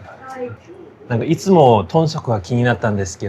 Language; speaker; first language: Japanese; non-native, fluent; Korean